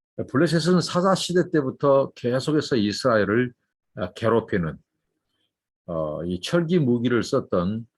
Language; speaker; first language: Korean; native; Korean